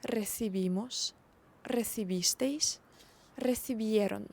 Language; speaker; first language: Spanish; non-native, fluent; Ukrainian